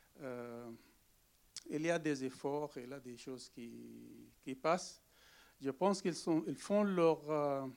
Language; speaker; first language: French; non-native, learner; Arabic